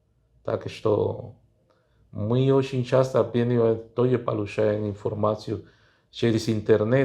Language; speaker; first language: Russian; non-native, fluent; Spanish